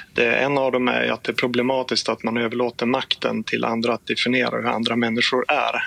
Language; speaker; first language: Swedish; native; Swedish